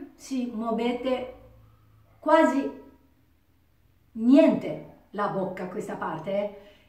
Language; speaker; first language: Italian; non-native, learner; Japanese